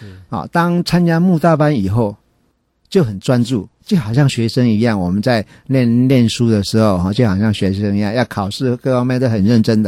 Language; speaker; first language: Chinese; native; Chinese